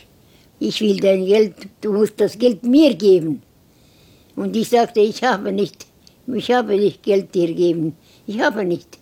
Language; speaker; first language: German; non-native, learner; Estonian